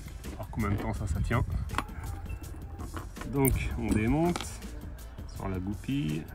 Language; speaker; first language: French; native; French